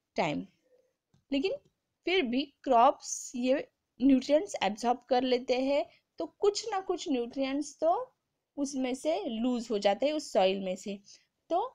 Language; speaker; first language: Hindi; non-native, local second language; Marathi